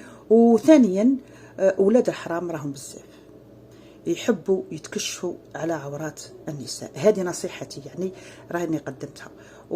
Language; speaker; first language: Arabic; native; Arabic